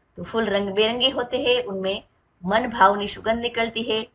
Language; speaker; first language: Hindi; non-native, local second language; Gujarati